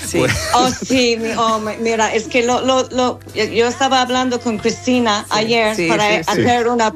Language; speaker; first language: Spanish; non-native, learner; English